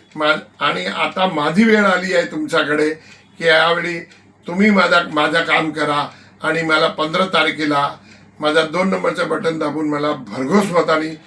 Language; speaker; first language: Marathi; non-native, local second language; Gujarati